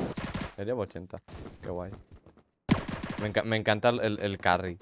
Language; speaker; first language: Spanish; native; Spanish